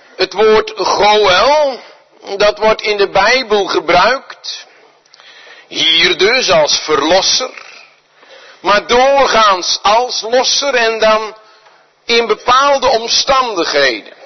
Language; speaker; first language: Dutch; native; Dutch